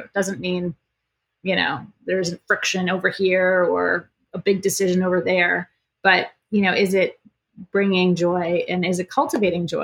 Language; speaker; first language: English; native; English